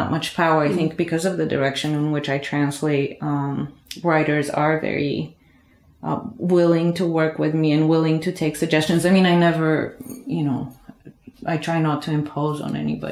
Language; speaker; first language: English; non-native, fluent; Bulgarian